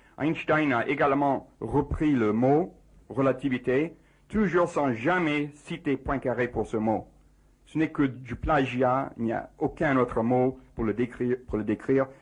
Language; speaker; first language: French; non-native, fluent; English